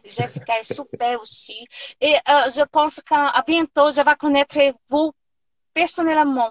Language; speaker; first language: French; non-native, learner; Portuguese